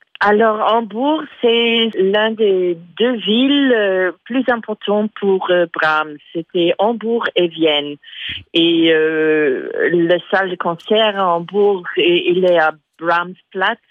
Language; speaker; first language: French; non-native, fluent; English